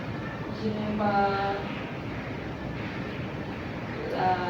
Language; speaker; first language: French; non-native, learner; Indonesian